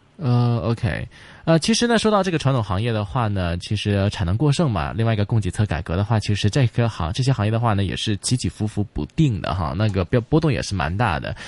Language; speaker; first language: Chinese; non-native, local second language; Cantonese